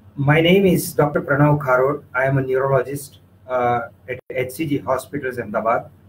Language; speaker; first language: English; non-native, local second language; Gujarati